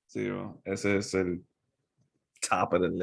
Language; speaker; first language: Spanish; non-native, fluent; English